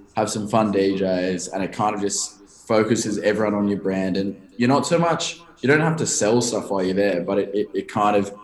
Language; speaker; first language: English; native; English